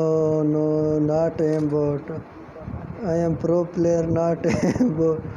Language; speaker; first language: English; non-native, learner; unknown